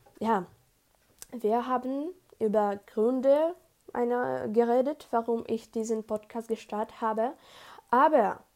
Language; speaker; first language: German; non-native, learner; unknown